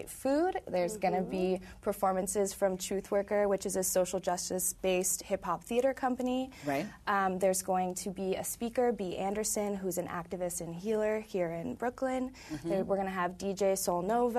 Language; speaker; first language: English; native; English